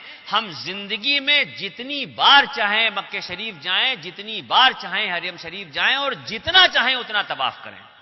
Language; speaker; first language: Urdu; native; Urdu